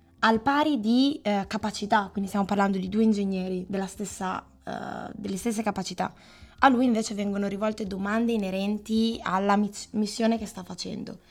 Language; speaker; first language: Italian; native; Italian